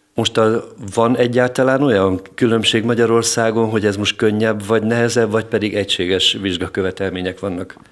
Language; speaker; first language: Hungarian; native; Hungarian